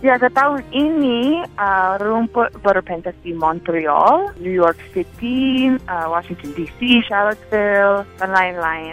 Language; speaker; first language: Indonesian; non-native, fluent; English